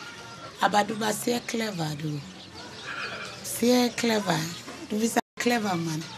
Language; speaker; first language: German; non-native, learner; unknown